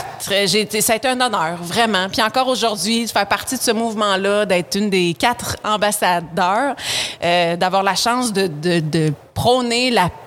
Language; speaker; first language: French; native; French